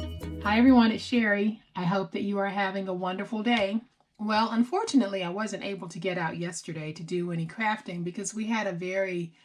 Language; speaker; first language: English; native; English